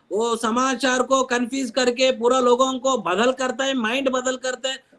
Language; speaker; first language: Hindi; non-native, local second language; Telugu